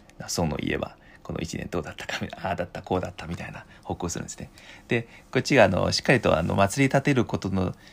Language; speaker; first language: Japanese; non-native, fluent; Chinese